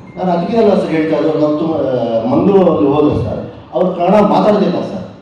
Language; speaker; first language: Kannada; non-native, local second language; Urdu